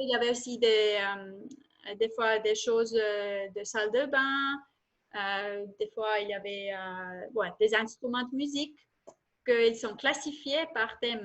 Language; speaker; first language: French; non-native, fluent; Estonian